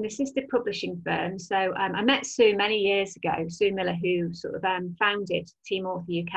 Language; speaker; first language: English; native; English